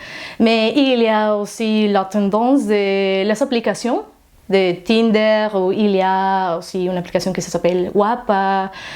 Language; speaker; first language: French; non-native, learner; Spanish